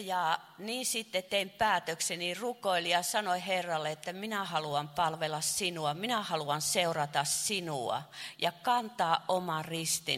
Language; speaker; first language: Finnish; non-native, fluent; Chinese